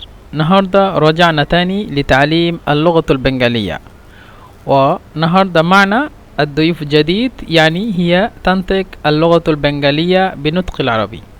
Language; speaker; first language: Arabic; non-native, fluent; Bangla